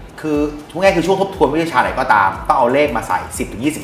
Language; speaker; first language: Thai; native; Thai